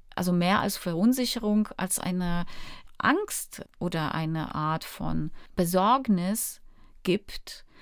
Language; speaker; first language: German; early bilingual, other home language; Polish